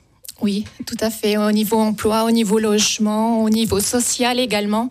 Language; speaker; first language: French; native; French